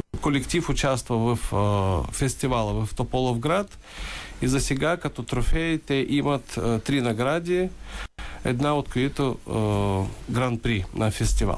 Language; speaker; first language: Bulgarian; early bilingual, heritage; Bulgarian